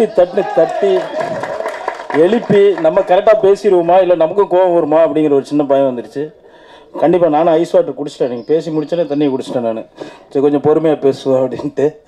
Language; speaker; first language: Tamil; native; Tamil